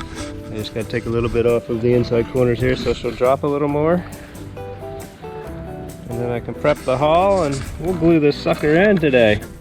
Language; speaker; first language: English; native; English